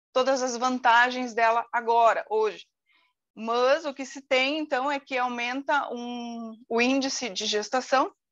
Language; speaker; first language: Portuguese; native; Portuguese